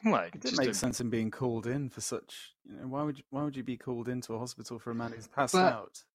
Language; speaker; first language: English; native; English